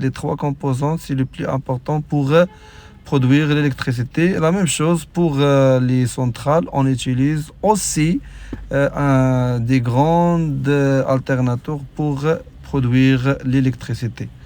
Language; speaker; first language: French; non-native, local second language; Arabic